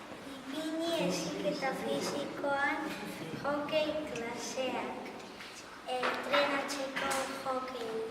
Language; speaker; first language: Basque; non-native, local second language; Spanish